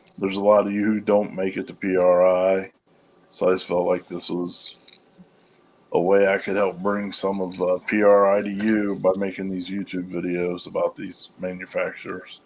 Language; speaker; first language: English; native; English